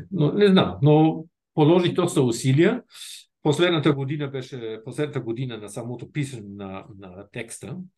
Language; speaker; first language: Bulgarian; non-native, fluent; German